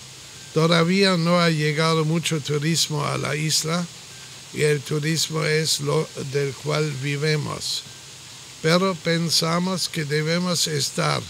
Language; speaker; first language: Spanish; non-native, fluent; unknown